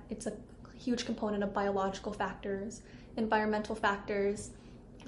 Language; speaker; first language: English; native; English